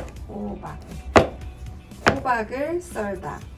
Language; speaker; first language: Korean; native; Korean